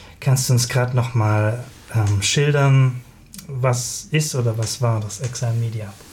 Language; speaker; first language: German; native; German